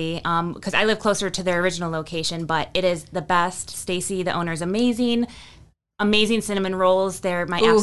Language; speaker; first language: English; native; English